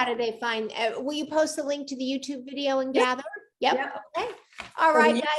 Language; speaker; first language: English; native; English